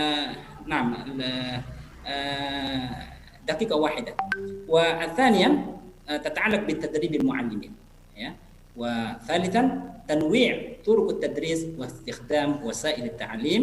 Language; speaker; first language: Arabic; non-native, fluent; Indonesian